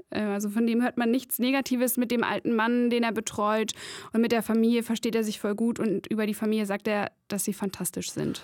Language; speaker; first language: German; native; German